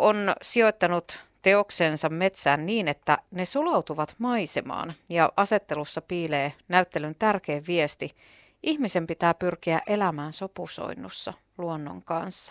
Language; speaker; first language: Finnish; native; Finnish